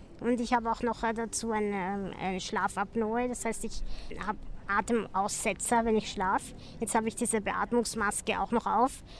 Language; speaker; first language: German; native; German